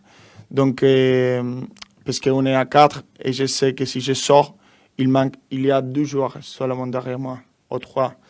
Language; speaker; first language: French; non-native, learner; Spanish